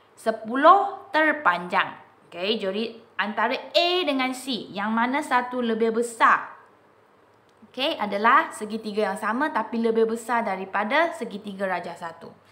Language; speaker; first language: Malay; non-native, local second language; Chinese